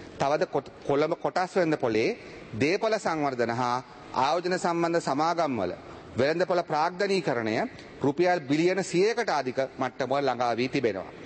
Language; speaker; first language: Sinhala; native; Sinhala